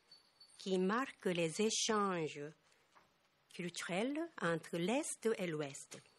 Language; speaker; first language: French; non-native, fluent; Japanese